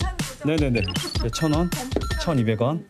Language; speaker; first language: Korean; native; Korean